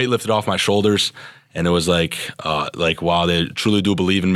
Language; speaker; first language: English; early bilingual, other home language; Serbian